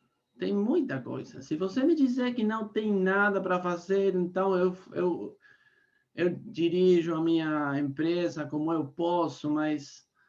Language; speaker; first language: Portuguese; non-native, fluent; Spanish